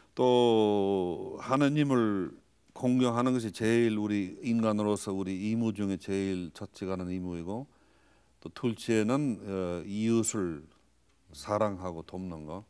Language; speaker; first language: Korean; non-native, fluent; English